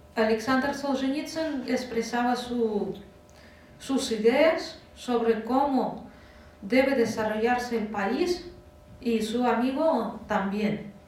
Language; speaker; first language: Spanish; non-native, fluent; Russian